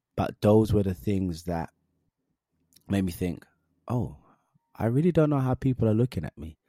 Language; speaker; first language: English; native; English